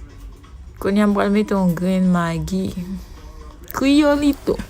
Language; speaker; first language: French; non-native, local second language; Haitian Creole